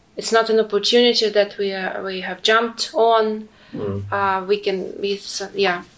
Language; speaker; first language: English; non-native, fluent; Ukrainian